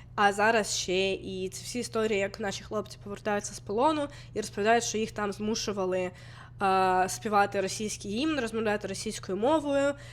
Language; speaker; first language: Ukrainian; non-native, local second language; Russian